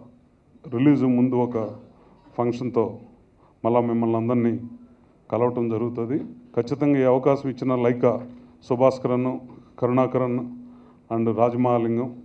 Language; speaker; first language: Telugu; native; Telugu